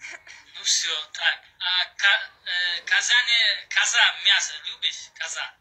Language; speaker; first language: Russian; non-native, learner; Uzbek